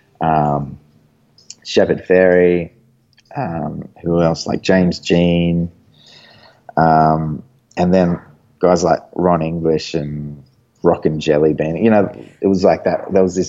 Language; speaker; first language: English; native; English